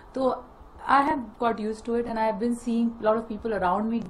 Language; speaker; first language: Hindi; native; Hindi